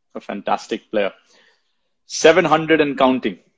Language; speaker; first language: English; non-native, local second language; Hindi